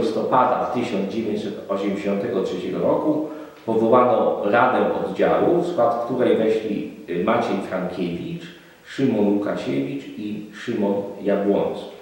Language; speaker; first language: Polish; native; Polish